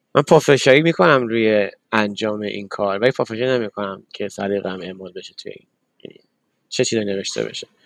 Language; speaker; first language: Persian; early bilingual, other home language; English